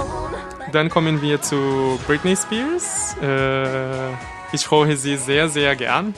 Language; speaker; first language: German; non-native, fluent; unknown